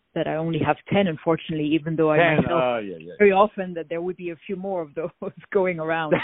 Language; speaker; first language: English; non-native, fluent; French